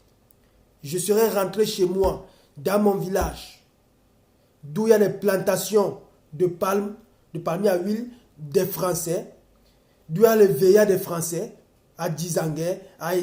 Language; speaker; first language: French; non-native, local second language; Basaa